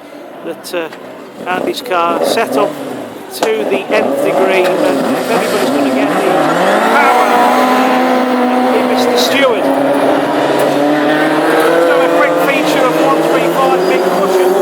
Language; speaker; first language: English; native; English